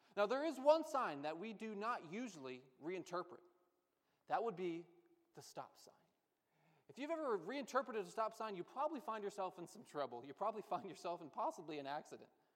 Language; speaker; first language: English; native; English